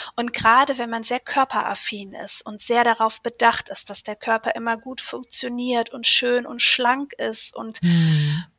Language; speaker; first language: German; native; German